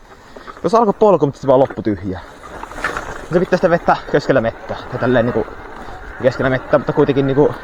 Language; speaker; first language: Finnish; native; Finnish